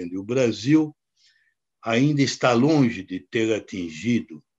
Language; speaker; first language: Portuguese; native; Portuguese